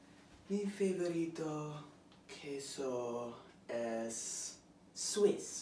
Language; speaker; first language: Spanish; non-native, learner; English